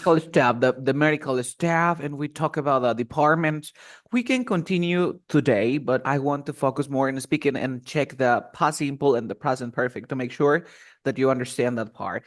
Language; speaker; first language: English; non-native, fluent; Spanish